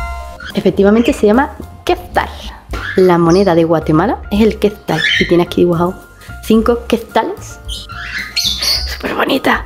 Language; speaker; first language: Spanish; native; Spanish